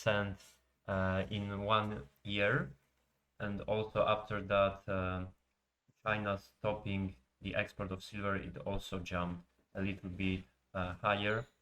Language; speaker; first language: English; non-native, fluent; Polish